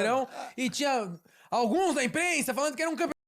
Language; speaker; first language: Portuguese; native; Portuguese